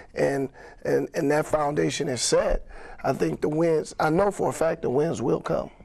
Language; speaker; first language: English; native; English